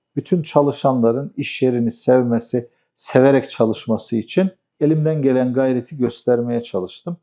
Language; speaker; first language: Turkish; native; Turkish